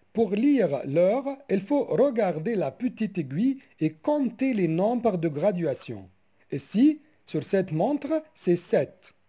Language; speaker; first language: French; non-native, local second language; Arabic